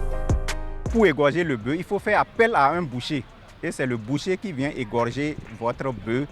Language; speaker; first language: French; non-native, local second language; Fula